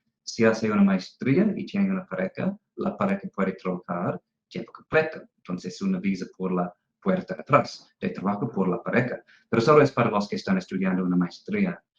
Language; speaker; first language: Spanish; non-native, fluent; English